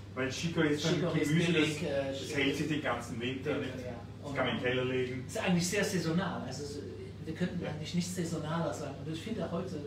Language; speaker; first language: German; non-native, local second language; Luxembourgish